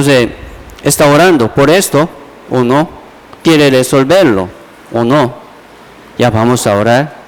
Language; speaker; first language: Spanish; non-native, fluent; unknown